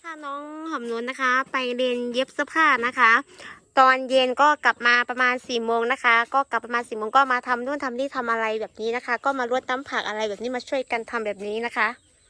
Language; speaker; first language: Thai; non-native, local second language; Shan